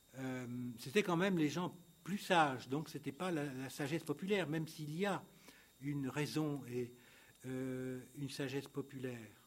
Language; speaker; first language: French; native; French